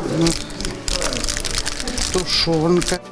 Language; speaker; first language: Ukrainian; non-native, local second language; Russian